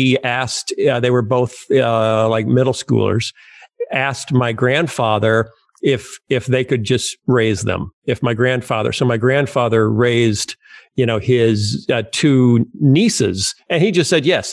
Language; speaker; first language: English; native; English